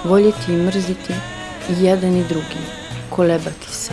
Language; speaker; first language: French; non-native, fluent; Serbian